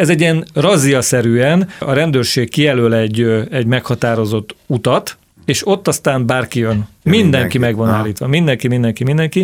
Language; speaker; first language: Hungarian; native; Hungarian